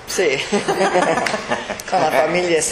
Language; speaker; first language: Spanish; early bilingual, heritage; English